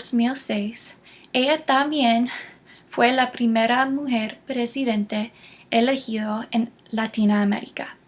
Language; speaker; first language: Spanish; non-native, learner; English